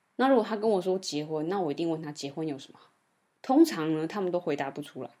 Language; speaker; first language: Chinese; native; Chinese